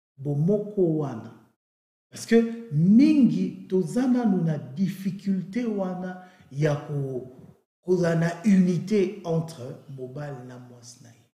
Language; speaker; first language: Lingala; native; Lingala